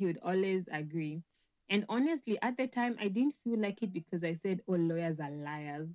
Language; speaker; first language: English; non-native, local second language; Bemba